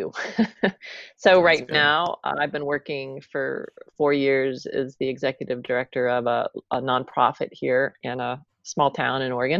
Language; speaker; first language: English; native; English